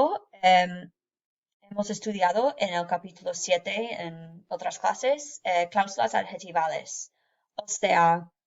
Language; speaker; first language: Spanish; non-native, fluent; English